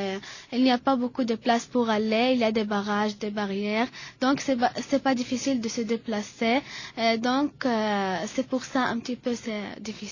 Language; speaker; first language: French; non-native, learner; Arabic